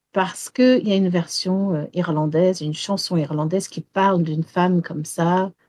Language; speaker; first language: French; non-native, fluent; English